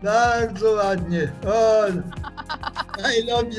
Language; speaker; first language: Polish; native; Polish